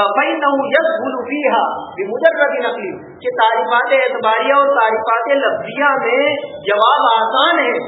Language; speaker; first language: Urdu; native; Urdu